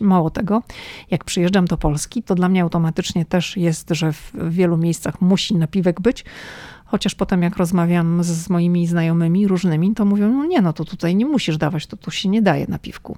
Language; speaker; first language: Polish; native; Polish